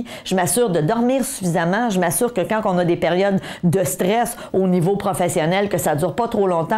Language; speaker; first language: French; native; French